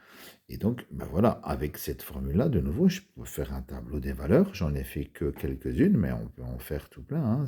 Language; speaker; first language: French; native; French